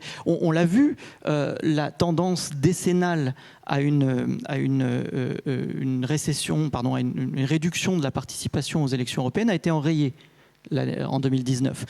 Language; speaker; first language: French; native; French